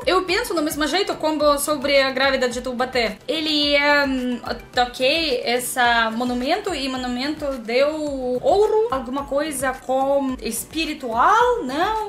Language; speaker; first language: Portuguese; non-native, learner; Russian